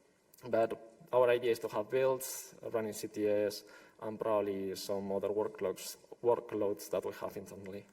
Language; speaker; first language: English; non-native, fluent; Spanish